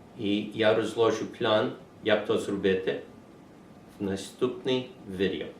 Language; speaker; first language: Ukrainian; early bilingual, heritage; English